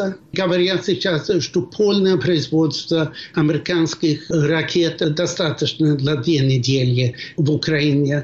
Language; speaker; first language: Russian; non-native, fluent; Swedish